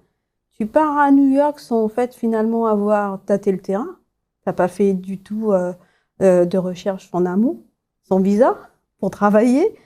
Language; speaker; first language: French; native; French